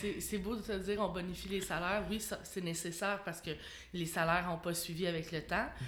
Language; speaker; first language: French; native; French